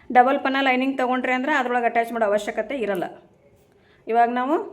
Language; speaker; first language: Kannada; native; Kannada